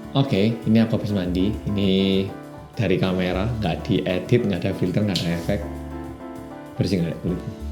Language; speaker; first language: Indonesian; non-native, fluent; Korean